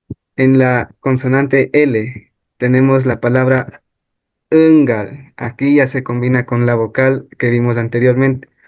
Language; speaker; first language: Spanish; non-native, local second language; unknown